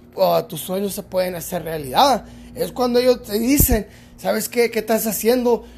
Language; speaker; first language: Spanish; early bilingual, heritage; Spanish